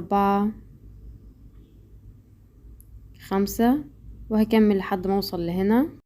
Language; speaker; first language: Arabic; native; Arabic